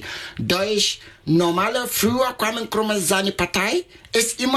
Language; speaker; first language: German; non-native, learner; Akan